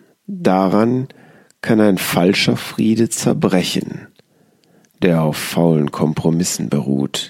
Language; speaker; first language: German; native; German